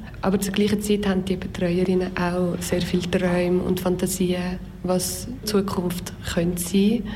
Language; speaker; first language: German; non-native, local second language; French